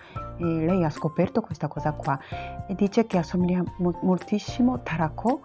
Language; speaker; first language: Italian; non-native, learner; Japanese